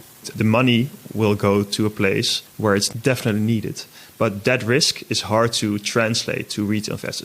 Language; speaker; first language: English; non-native, fluent; Dutch